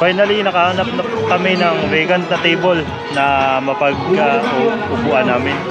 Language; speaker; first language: Filipino; native; Filipino